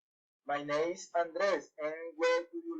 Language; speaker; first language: English; non-native, learner; Spanish